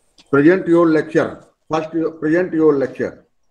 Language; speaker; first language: English; non-native, local second language; Hindi